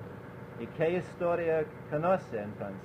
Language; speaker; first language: Spanish; non-native, learner; English